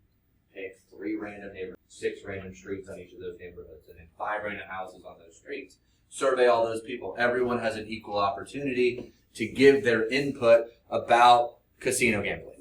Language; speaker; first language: English; native; English